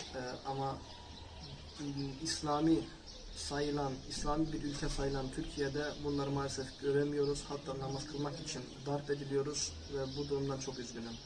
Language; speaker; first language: Turkish; early bilingual, heritage; Turkish